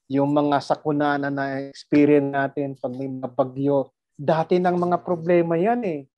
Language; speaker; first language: Filipino; non-native, local second language; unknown